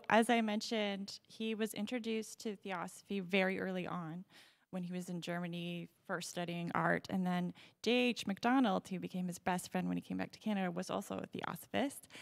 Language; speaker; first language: English; native; English